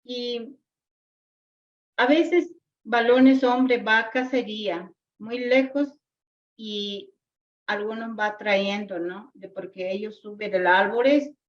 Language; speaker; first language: Spanish; non-native, local second language; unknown